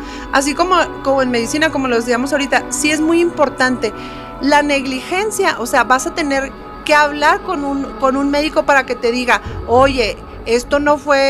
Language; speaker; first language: Spanish; native; Spanish